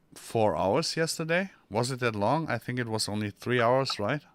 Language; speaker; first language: English; non-native, fluent; German